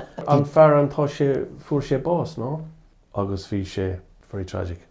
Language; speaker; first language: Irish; non-native, learner; English